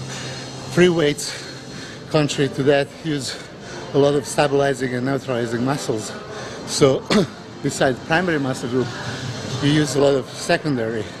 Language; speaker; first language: English; non-native, fluent; Serbian